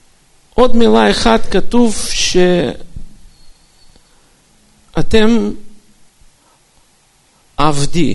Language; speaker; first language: Hebrew; non-native, fluent; Russian